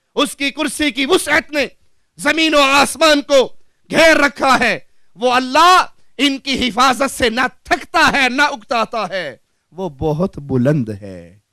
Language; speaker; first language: Urdu; non-native, local second language; Punjabi